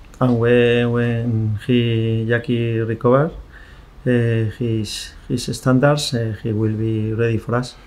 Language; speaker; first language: English; non-native, fluent; Spanish